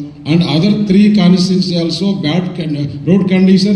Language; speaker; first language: English; non-native, local second language; Telugu